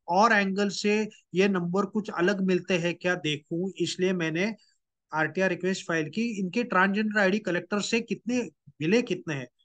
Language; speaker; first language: Hindi; non-native, local second language; Marathi